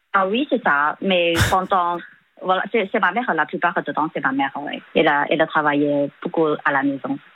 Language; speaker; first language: French; non-native, fluent; Chinese